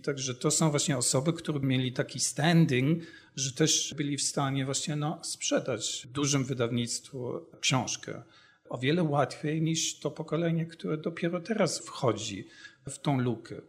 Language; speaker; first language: Polish; non-native, fluent; German